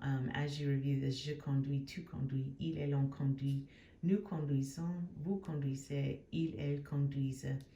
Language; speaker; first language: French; non-native, fluent; English